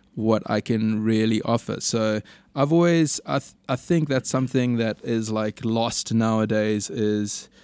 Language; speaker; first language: English; native; English